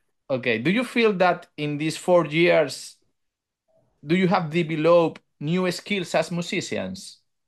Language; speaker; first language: English; non-native, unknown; Spanish